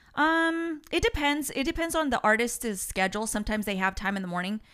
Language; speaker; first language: English; early bilingual, other home language; Spanish